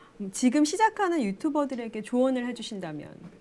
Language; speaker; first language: Korean; native; Korean